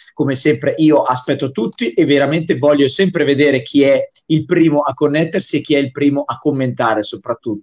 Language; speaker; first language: Italian; native; Italian